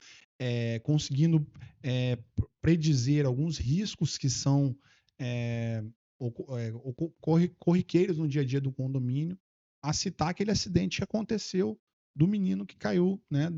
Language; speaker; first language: Portuguese; native; Portuguese